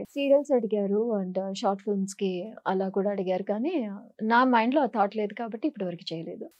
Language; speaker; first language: Telugu; native; Telugu